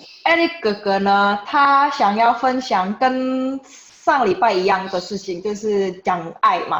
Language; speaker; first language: Chinese; non-native, fluent; Indonesian